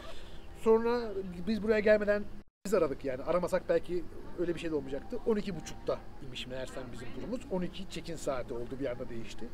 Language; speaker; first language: Turkish; native; Turkish